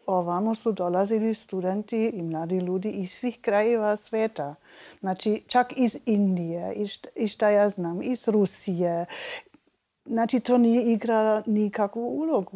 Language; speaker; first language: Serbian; non-native, fluent; German